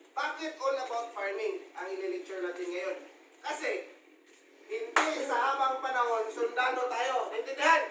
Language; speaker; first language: Filipino; non-native, local second language; Cebuano